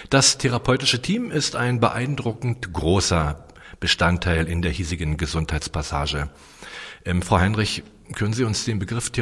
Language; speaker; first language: German; native; German